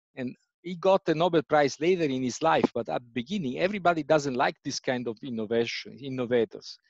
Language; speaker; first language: English; non-native, fluent; Italian